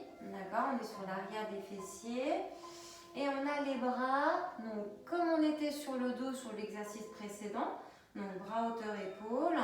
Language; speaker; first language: French; native; French